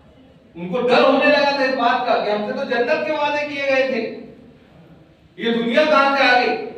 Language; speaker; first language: Urdu; native; Urdu